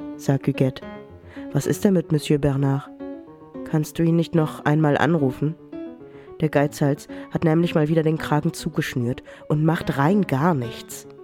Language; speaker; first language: German; early bilingual, other home language; French